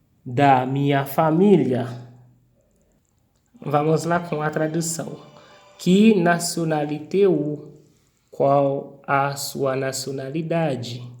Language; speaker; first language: Portuguese; non-native, fluent; Haitian Creole